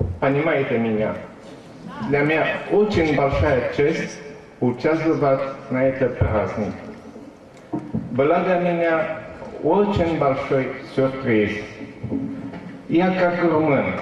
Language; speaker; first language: Russian; non-native, learner; Romanian